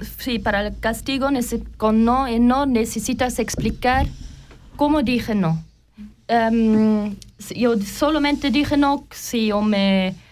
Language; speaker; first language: Spanish; non-native, learner; German